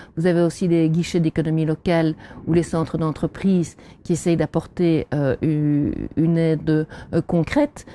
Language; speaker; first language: French; native; French